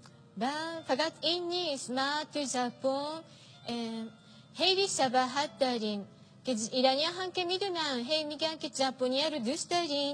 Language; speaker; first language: Persian; non-native, fluent; Japanese